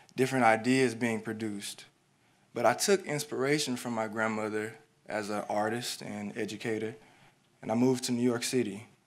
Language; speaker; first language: English; native; English